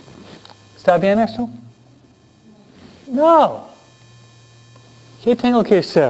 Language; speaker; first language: Spanish; non-native, fluent; English